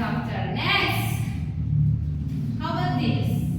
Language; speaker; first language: English; non-native, learner; Indonesian